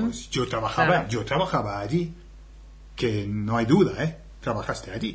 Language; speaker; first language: Spanish; non-native, fluent; English